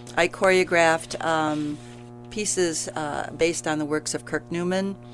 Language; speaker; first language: English; native; English